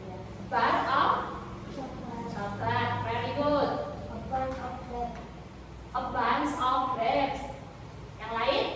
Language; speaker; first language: English; non-native, fluent; Indonesian